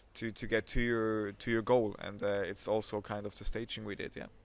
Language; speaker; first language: English; non-native, fluent; Swiss German